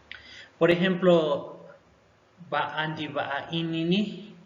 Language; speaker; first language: Spanish; non-native, local second language; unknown